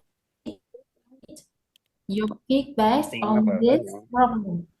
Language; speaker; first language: English; non-native, learner; Vietnamese